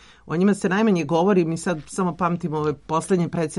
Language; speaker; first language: Serbian; native; Serbian